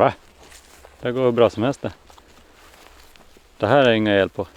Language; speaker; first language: Swedish; native; Swedish